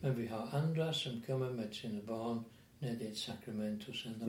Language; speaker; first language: Swedish; non-native, fluent; English